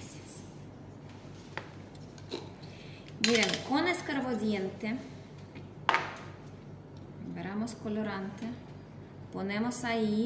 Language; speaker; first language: Spanish; non-native, fluent; Russian